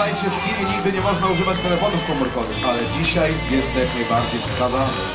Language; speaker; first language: Polish; native; Polish